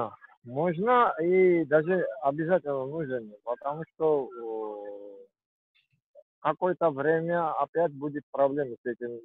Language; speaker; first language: Russian; non-native, fluent; Georgian